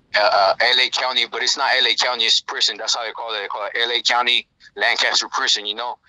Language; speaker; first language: English; native; English